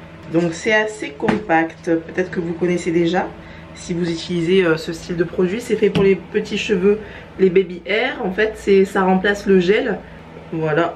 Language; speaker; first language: French; native; French